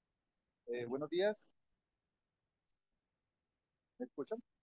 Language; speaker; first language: Spanish; native; Spanish